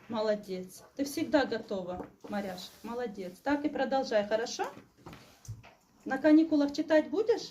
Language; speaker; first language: Russian; native; Russian